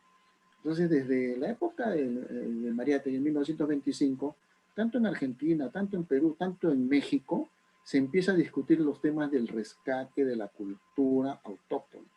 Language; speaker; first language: Spanish; native; Spanish